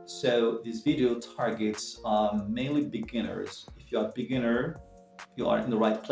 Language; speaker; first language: English; non-native, fluent; Arabic